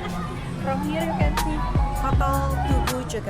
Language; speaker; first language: English; non-native, learner; Indonesian